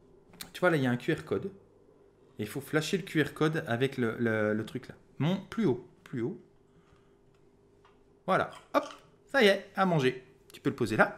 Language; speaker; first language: French; native; French